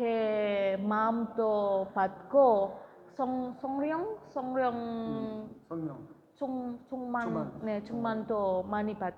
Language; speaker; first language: Korean; non-native, learner; Indonesian